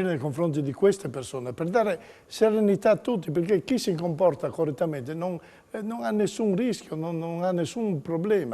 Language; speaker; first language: Italian; native; Italian